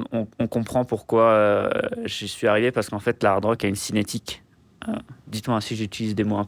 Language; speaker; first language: French; native; French